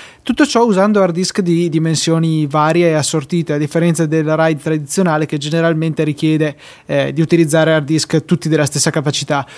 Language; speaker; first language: Italian; native; Italian